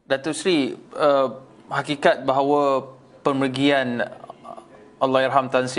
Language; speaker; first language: Malay; native; Malay